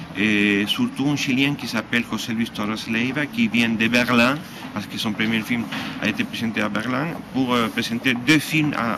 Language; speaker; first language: French; non-native, fluent; Spanish